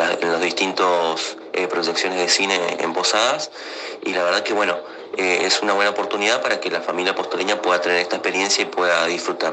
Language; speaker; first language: Spanish; native; Spanish